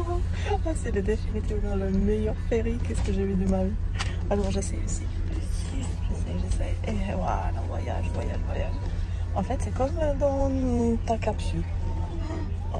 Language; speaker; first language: French; non-native, learner; Croatian